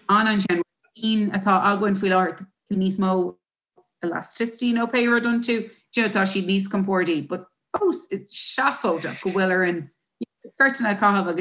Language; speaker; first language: Irish; non-native, local second language; English